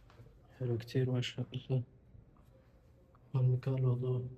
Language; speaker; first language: Arabic; native; Arabic